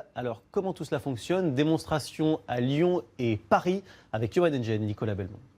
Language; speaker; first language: French; native; French